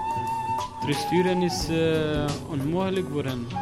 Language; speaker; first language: Dutch; non-native, learner; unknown